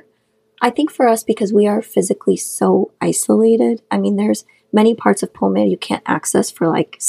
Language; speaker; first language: English; non-native, fluent; Shughni